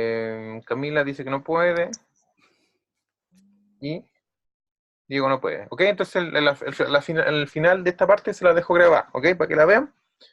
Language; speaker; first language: Spanish; native; Spanish